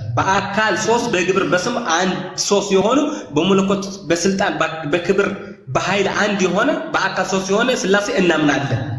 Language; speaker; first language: Amharic; non-native, local second language; Tigrinya